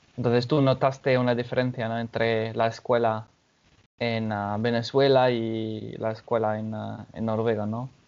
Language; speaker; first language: Spanish; non-native, fluent; English